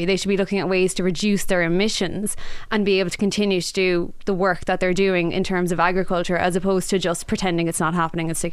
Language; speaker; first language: English; native; English